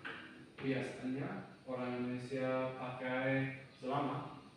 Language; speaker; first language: Indonesian; non-native, learner; English